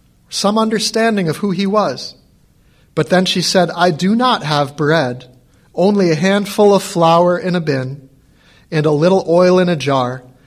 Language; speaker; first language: English; native; English